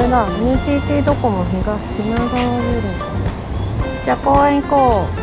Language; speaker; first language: Japanese; native; Japanese